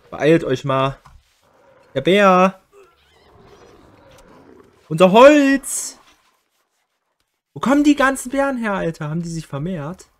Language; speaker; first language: German; native; German